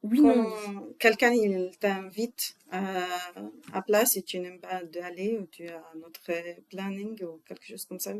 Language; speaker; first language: French; non-native, learner; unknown